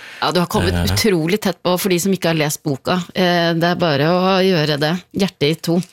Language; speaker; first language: Norwegian; native; Norwegian